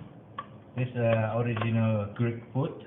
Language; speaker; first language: English; non-native, learner; Indonesian